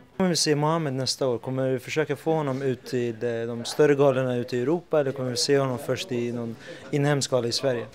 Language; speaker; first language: Swedish; native; Swedish